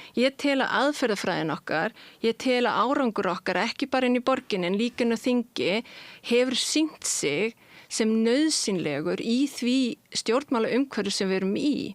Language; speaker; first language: Icelandic; early bilingual, heritage; Icelandic